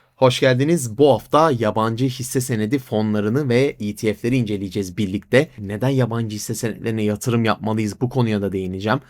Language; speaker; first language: Turkish; native; Turkish